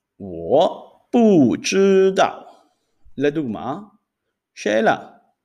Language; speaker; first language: Chinese; non-native, fluent; Hebrew